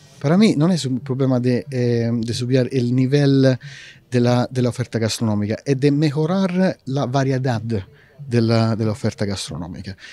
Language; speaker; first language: Spanish; non-native, learner; Italian